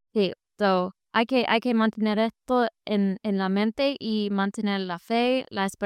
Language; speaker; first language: Spanish; non-native, fluent; English